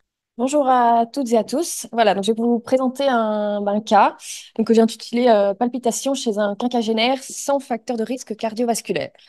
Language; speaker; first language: French; native; French